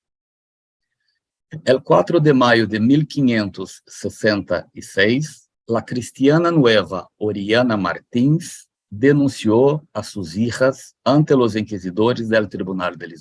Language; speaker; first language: Spanish; non-native, fluent; Portuguese